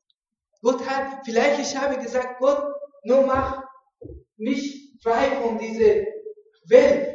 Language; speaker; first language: German; non-native, learner; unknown